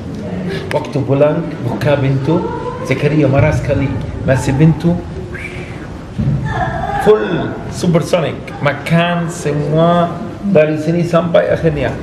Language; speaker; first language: Indonesian; non-native, learner; Arabic